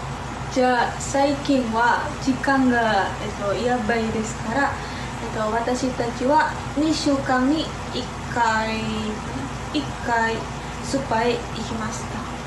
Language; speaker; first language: Japanese; non-native, learner; Indonesian